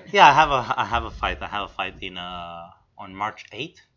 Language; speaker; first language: English; non-native, fluent; Romanian